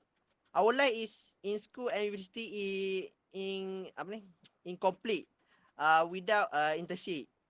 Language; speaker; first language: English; non-native, local second language; Malay